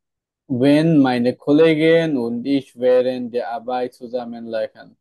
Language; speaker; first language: German; non-native, fluent; Bangla